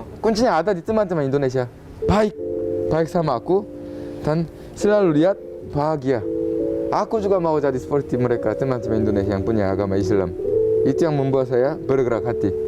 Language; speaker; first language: Indonesian; non-native, fluent; Korean